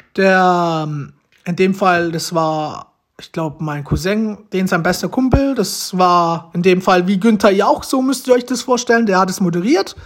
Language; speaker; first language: German; early bilingual, other home language; Romanian